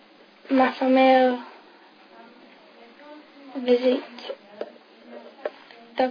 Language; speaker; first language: French; non-native, learner; English